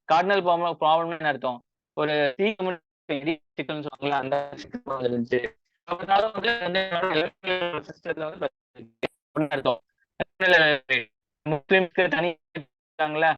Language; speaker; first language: Tamil; native; Tamil